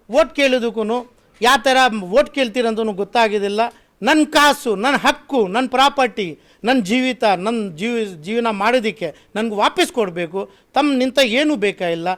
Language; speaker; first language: Kannada; non-native, local second language; Urdu